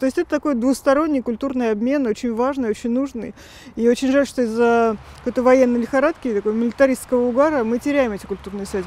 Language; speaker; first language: Russian; native; Russian